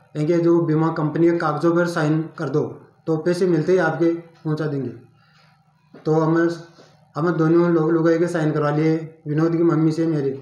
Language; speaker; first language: Hindi; native; Hindi